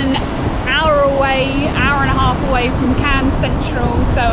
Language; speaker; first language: English; native; English